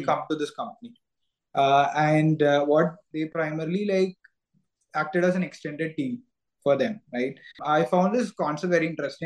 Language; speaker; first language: English; non-native, local second language; Malayalam